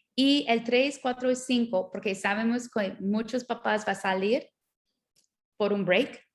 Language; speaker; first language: Spanish; non-native, learner; English